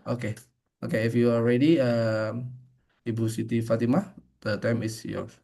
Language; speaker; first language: English; non-native, fluent; Indonesian